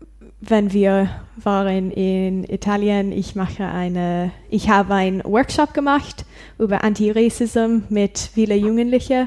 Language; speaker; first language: German; non-native, learner; English